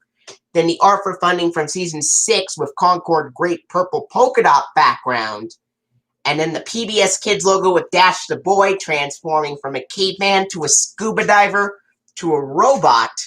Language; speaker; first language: English; native; English